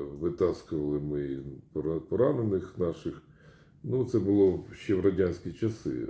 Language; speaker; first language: Ukrainian; native; Ukrainian